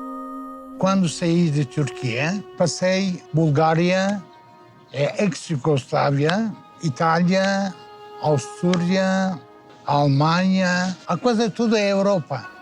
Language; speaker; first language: Portuguese; non-native, fluent; Turkish